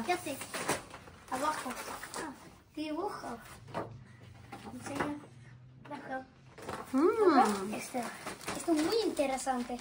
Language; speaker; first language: Spanish; early bilingual, other home language; Bangla